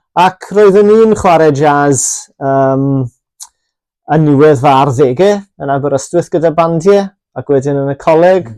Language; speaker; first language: Welsh; native; Welsh